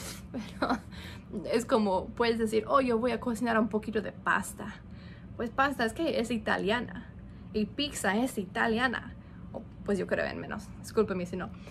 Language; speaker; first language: Spanish; non-native, fluent; English